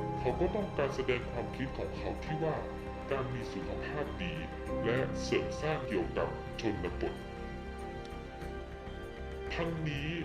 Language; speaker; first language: Thai; native; Thai